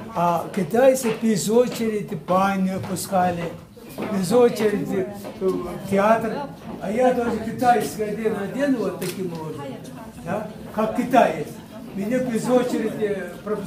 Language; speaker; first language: Russian; non-native, local second language; Tuvinian